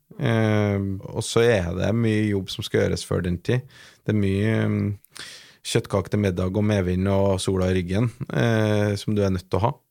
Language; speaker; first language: Norwegian; native; Norwegian